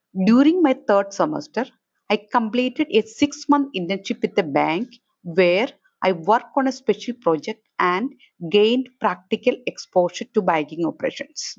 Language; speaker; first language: English; non-native, local second language; Malayalam